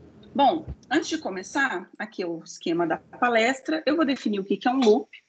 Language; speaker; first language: Portuguese; native; Portuguese